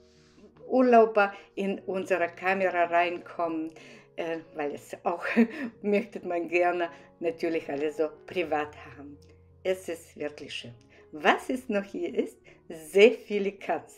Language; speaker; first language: German; non-native, fluent; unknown